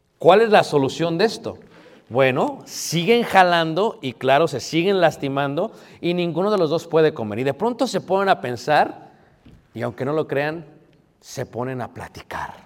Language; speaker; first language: Spanish; early bilingual, heritage; Spanish